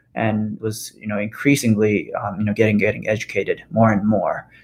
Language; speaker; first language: English; non-native, fluent; Japanese